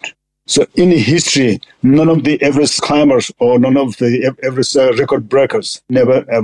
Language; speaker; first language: English; non-native, local second language; Sherpa